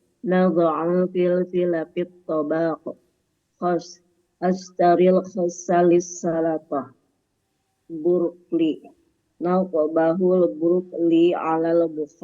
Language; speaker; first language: Arabic; non-native, learner; Indonesian